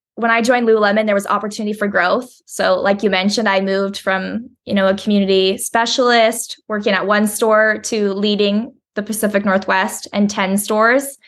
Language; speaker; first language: English; native; English